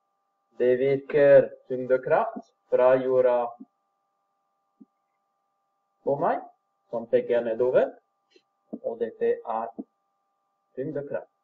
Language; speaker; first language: Norwegian; non-native, fluent; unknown